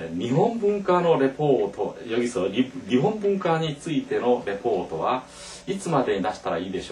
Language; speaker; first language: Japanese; non-native, fluent; Korean